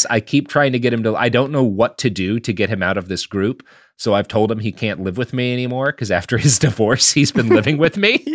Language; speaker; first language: English; native; English